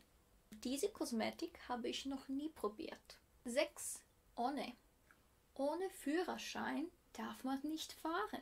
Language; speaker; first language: German; non-native, fluent; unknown